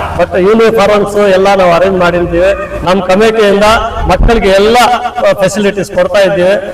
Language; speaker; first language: Kannada; non-native, local second language; Urdu